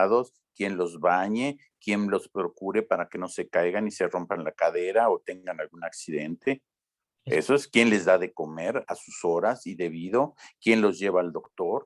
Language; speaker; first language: Spanish; native; Spanish